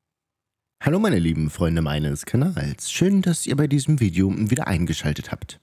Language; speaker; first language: German; native; German